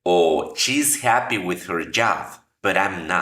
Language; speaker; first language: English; non-native, fluent; Spanish